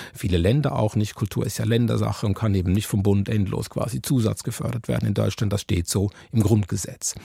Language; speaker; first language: German; native; German